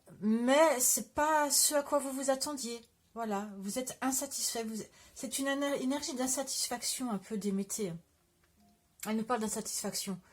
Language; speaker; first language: French; native; French